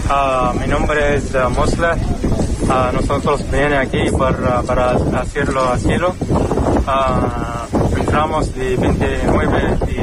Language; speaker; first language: Spanish; non-native, learner; Arabic